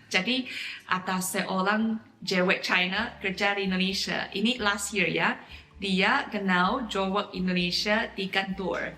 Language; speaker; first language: Indonesian; non-native, fluent; Chinese